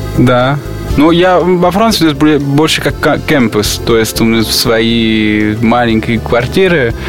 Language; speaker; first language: Russian; non-native, fluent; French